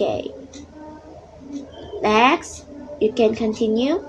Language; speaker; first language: English; non-native, learner; Indonesian